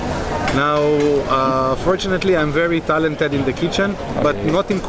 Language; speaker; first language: English; non-native, fluent; Hebrew